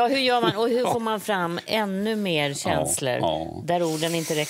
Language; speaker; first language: Swedish; native; Swedish